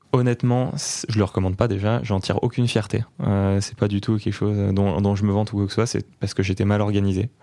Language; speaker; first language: French; native; French